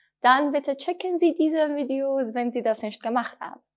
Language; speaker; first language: German; non-native, fluent; Persian